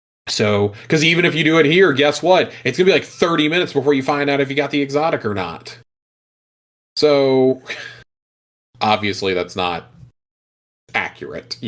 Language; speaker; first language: English; native; English